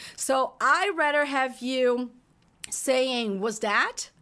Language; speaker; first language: English; non-native, fluent; Portuguese